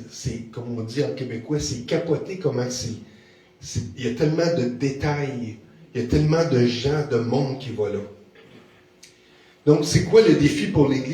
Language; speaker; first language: French; native; French